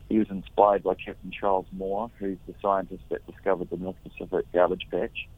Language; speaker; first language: English; native; English